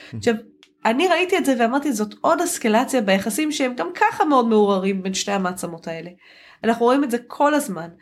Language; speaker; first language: Hebrew; native; Hebrew